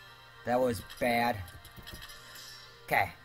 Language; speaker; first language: English; native; English